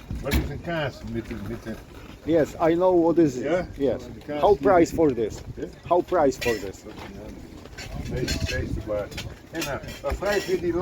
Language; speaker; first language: English; non-native, learner; Polish